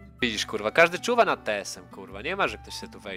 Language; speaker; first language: Polish; native; Polish